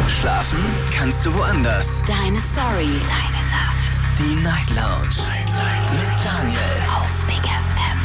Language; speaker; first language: German; native; German